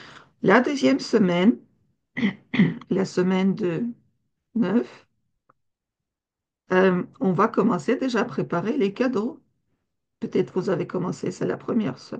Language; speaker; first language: French; non-native, fluent; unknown